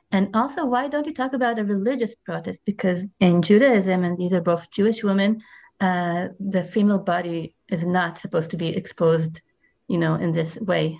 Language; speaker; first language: English; non-native, fluent; Hebrew